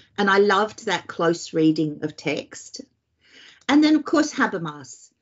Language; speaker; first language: English; native; English